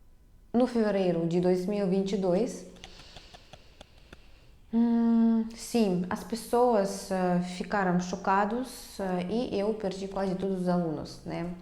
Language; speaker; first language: Portuguese; non-native, fluent; Russian